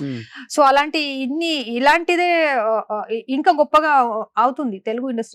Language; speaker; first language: Telugu; non-native, local second language; Kannada